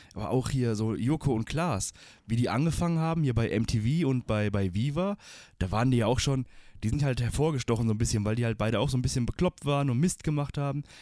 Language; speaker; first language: German; early bilingual, other home language; Turkish